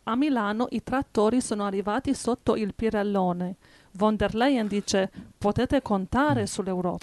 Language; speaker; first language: Italian; native; Italian